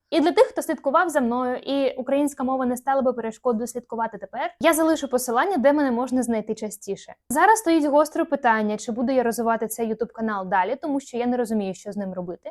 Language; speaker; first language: Ukrainian; non-native, local second language; Russian